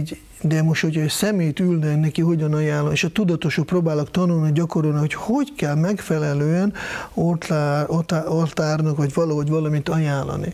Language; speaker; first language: Hungarian; non-native, fluent; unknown